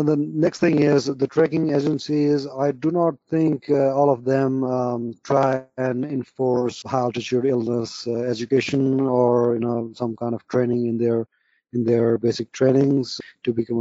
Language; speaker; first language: English; non-native, local second language; Nepali